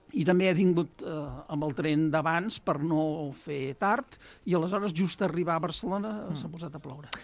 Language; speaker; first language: Catalan; native; Catalan